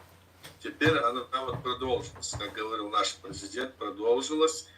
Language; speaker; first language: Russian; native; Russian